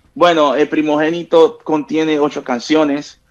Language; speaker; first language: Spanish; native; Spanish